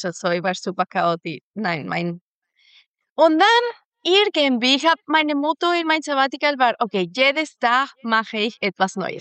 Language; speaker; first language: German; non-native, fluent; Spanish